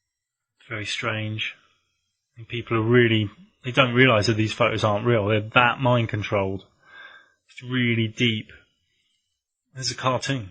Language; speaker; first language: English; native; English